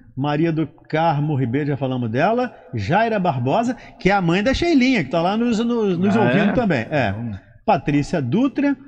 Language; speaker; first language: Portuguese; native; Portuguese